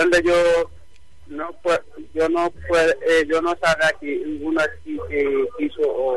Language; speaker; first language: Spanish; non-native, learner; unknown